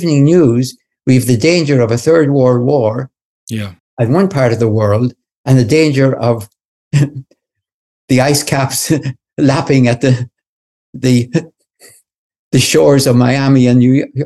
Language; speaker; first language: English; native; English